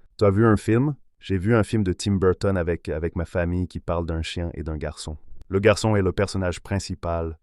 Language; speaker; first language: French; native; French